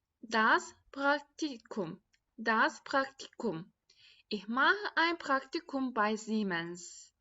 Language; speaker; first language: German; non-native, fluent; Turkish